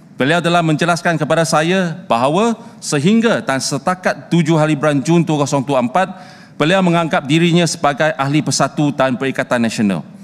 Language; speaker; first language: Malay; non-native, local second language; Chinese